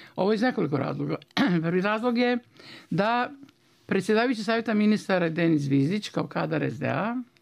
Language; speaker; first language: Bosnian; native; Bosnian